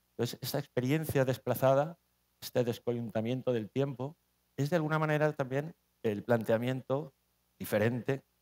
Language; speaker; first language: Spanish; native; Spanish